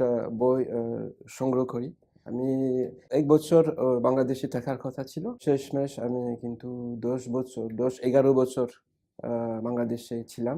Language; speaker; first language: Bangla; non-native, fluent; French